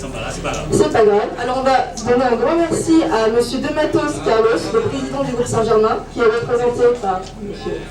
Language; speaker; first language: French; native; French